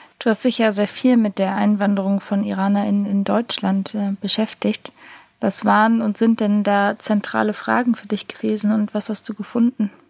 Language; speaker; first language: German; native; German